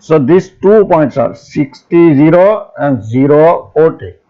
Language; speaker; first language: English; non-native, local second language; Gujarati